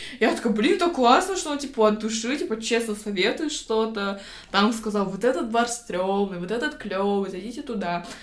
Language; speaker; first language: Russian; native; Russian